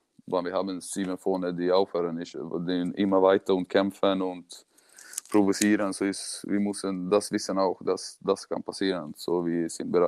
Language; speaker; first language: German; non-native, learner; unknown